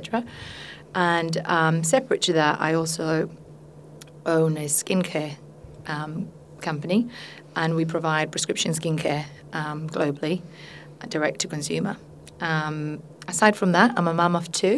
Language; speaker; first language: English; non-native, fluent; Spanish